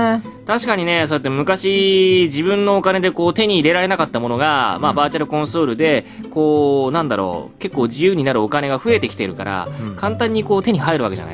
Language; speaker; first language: Japanese; native; Japanese